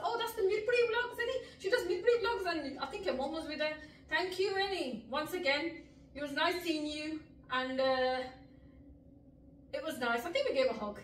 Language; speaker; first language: English; early bilingual, other home language; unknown